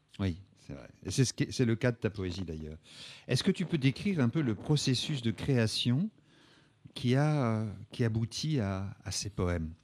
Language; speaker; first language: French; native; French